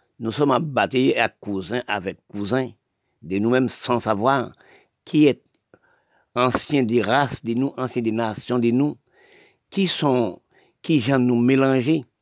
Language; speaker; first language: French; non-native, local second language; Haitian Creole